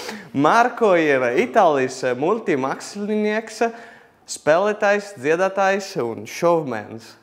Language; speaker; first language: Latvian; non-native, learner; Italian